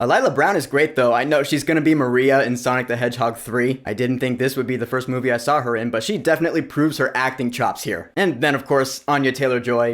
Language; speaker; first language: English; native; English